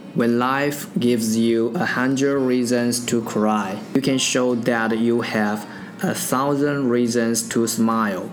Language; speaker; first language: English; non-native, learner; Chinese